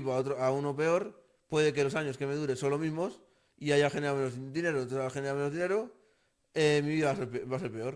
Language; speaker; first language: Spanish; native; Spanish